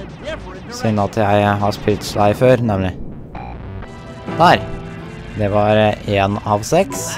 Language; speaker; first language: Norwegian; native; Norwegian